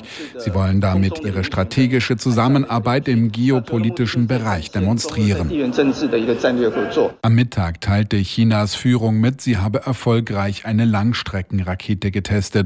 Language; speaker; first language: German; native; German